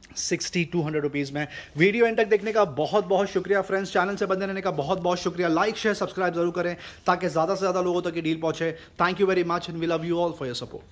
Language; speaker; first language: Hindi; native; Hindi